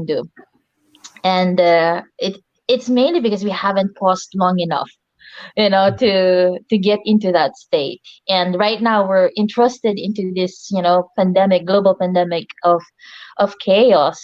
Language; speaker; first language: English; non-native, local second language; Filipino